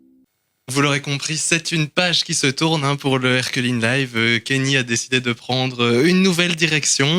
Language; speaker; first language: French; native; French